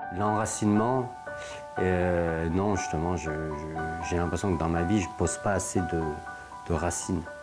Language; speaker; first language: French; native; French